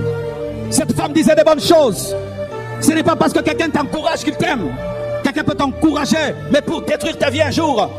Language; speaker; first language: French; non-native, local second language; Lingala